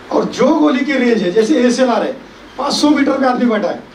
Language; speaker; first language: Hindi; non-native, local second language; Marathi